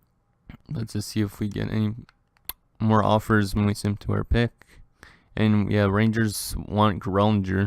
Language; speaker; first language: English; native; English